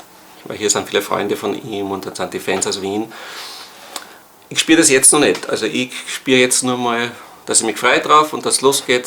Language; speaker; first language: German; native; German